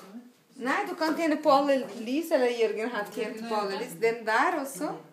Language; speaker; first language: Norwegian; non-native, fluent; Portuguese